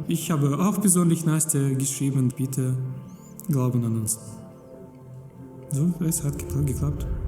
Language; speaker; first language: German; non-native, fluent; Russian